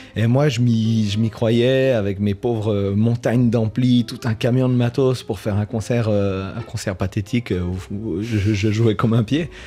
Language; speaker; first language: French; native; French